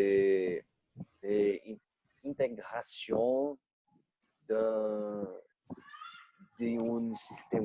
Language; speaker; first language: French; non-native, learner; Portuguese